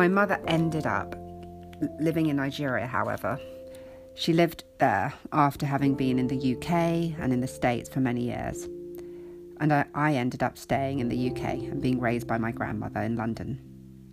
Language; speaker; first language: English; native; English